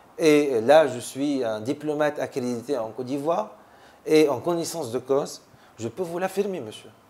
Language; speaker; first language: French; non-native, local second language; Arabic